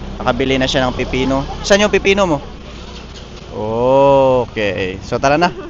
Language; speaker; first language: Filipino; non-native, local second language; Cebuano